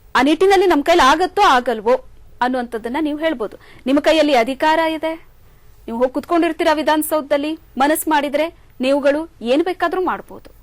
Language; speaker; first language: Kannada; native; Kannada